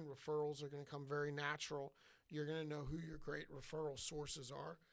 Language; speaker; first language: English; native; English